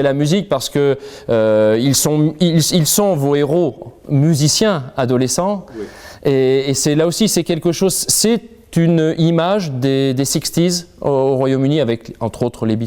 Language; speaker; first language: French; native; French